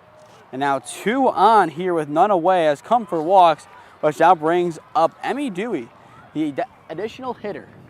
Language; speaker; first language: English; native; English